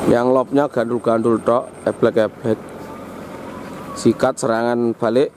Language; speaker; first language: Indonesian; non-native, local second language; Javanese